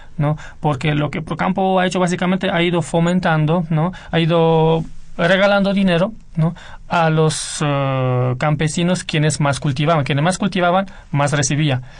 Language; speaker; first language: Spanish; non-native, fluent; Romanian